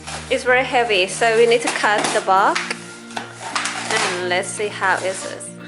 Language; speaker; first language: English; non-native, learner; Thai